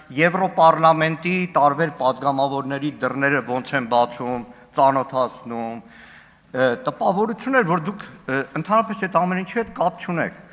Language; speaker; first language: Armenian; native; Armenian